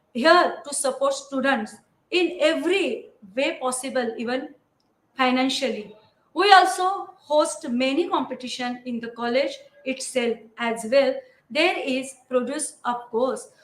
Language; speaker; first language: English; non-native, local second language; Marathi